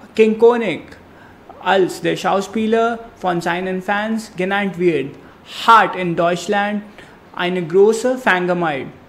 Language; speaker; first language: German; non-native, learner; Hindi